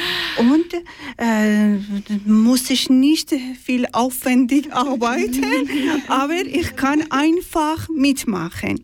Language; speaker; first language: German; non-native, learner; Persian